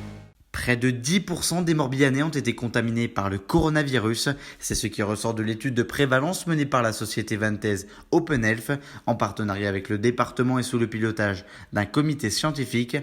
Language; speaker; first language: French; native; French